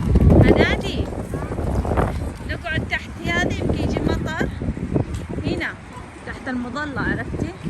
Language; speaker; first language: Arabic; non-native, fluent; Urdu